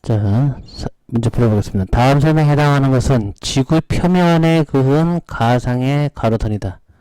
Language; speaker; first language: Korean; native; Korean